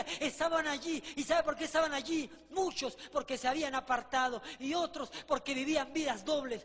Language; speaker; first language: Spanish; native; Spanish